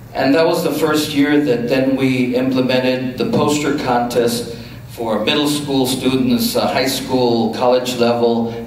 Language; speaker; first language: English; native; English